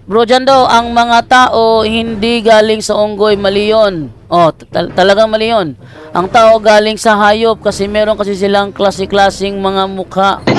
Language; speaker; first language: Filipino; non-native, local second language; Cebuano